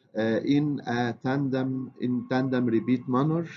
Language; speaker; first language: English; non-native, fluent; Arabic